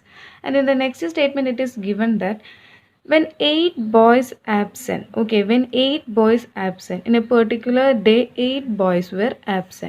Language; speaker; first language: English; non-native, local second language; Malayalam